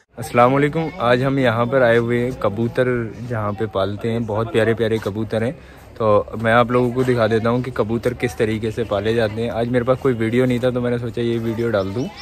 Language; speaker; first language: Hindi; native; Hindi